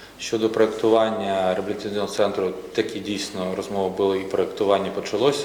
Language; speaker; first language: Ukrainian; native; Ukrainian